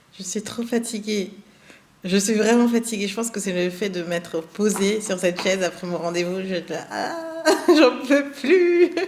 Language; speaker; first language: French; early bilingual, other home language; German